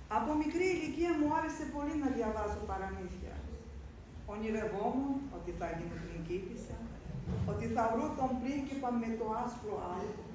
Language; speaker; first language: Greek; non-native, fluent; Russian